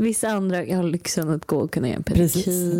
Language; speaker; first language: Swedish; native; Swedish